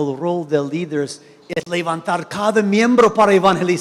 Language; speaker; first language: Spanish; non-native, fluent; English